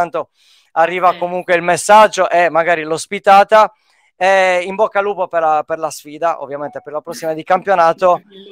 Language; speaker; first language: Italian; native; Italian